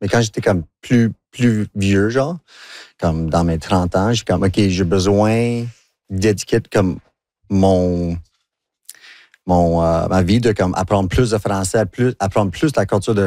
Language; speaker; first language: French; non-native, local second language; English